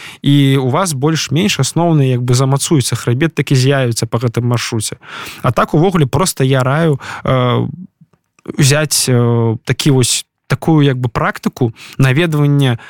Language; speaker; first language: Belarusian; non-native, local second language; Russian